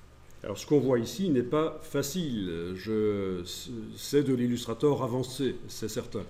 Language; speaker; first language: French; native; French